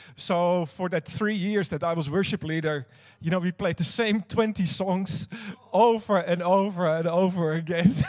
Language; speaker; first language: English; non-native, fluent; Dutch